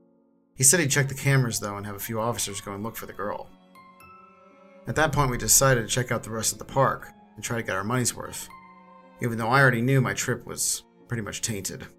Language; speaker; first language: English; native; English